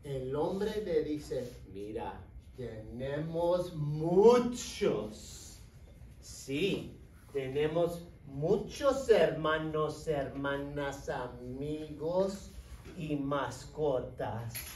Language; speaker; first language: Spanish; non-native, fluent; English